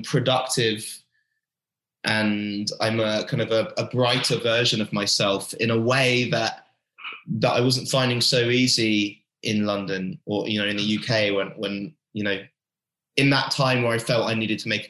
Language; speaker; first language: English; native; English